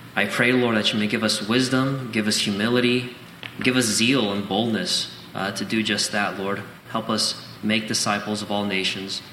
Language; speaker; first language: English; early bilingual, other home language; Spanish